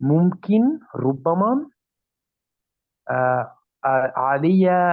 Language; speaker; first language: Arabic; non-native, learner; Spanish